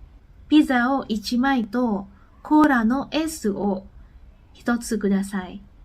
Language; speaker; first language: Japanese; non-native, fluent; Indonesian